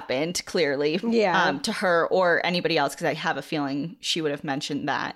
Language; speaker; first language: English; native; English